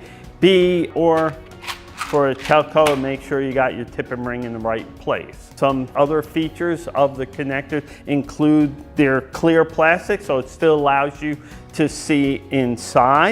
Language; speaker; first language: English; native; English